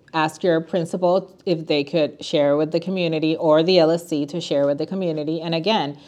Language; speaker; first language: English; non-native, fluent; Spanish